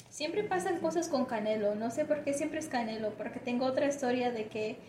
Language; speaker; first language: Spanish; early bilingual, heritage; Spanish